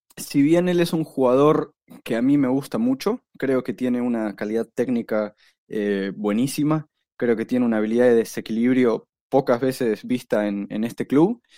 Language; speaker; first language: Spanish; native; Spanish